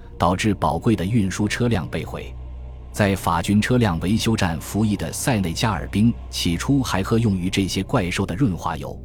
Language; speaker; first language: Chinese; native; Chinese